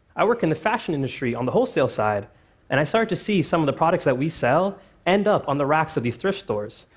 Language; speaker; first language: English; native; English